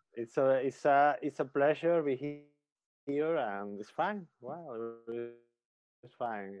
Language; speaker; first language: English; non-native, learner; Spanish